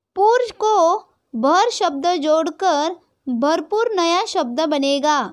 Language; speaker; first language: Hindi; non-native, local second language; Marathi